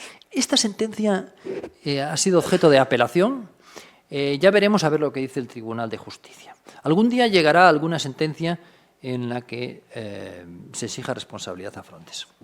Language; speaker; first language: Spanish; native; Spanish